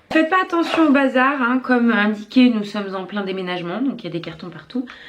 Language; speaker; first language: French; native; French